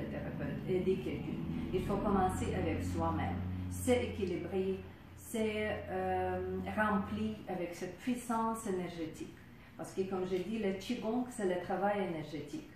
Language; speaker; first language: French; non-native, fluent; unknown